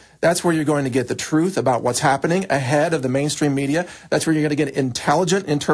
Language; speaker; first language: English; native; English